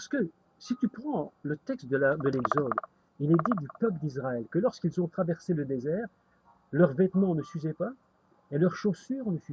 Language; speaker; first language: French; native; French